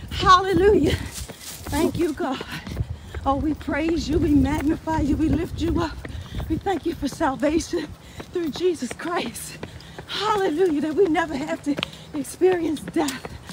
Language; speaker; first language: English; native; English